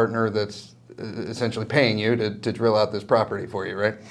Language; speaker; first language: English; native; English